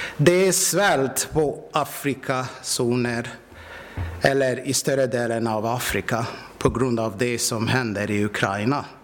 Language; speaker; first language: Swedish; non-native, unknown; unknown